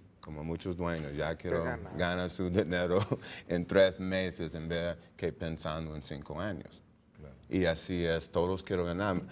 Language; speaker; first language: Spanish; non-native, learner; English